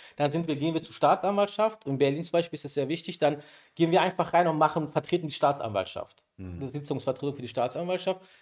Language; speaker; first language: German; early bilingual, other home language; Persian